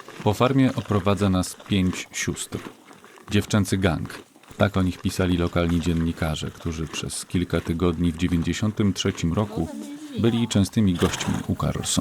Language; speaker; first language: Polish; native; Polish